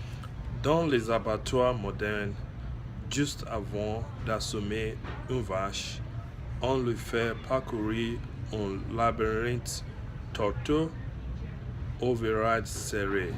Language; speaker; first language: French; non-native, learner; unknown